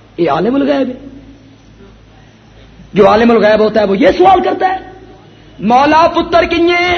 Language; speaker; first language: Urdu; non-native, local second language; Punjabi